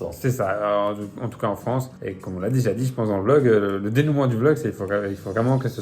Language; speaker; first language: French; native; French